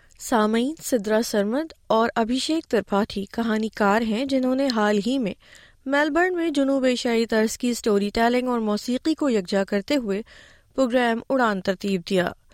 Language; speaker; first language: Urdu; native; Urdu